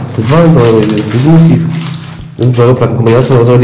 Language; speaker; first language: German; native; German